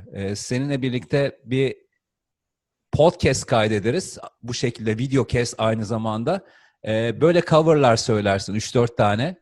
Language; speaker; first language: Turkish; native; Turkish